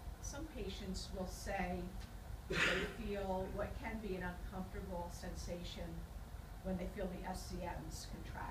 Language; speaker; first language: English; native; English